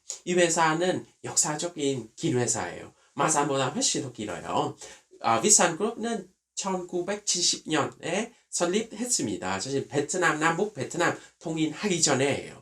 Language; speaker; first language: Korean; non-native, fluent; Vietnamese